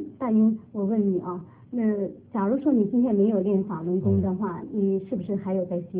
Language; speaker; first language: Chinese; native; Chinese